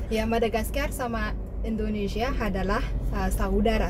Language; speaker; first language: Indonesian; non-native, learner; Malagasy